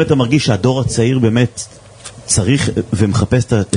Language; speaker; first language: Hebrew; native; Hebrew